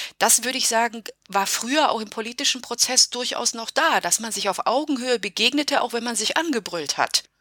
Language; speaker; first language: German; early bilingual, other home language; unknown